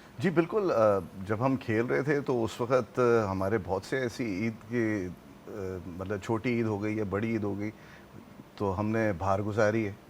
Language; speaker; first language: Urdu; native; Urdu